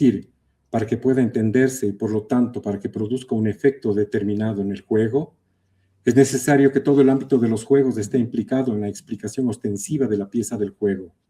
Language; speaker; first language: Spanish; native; Spanish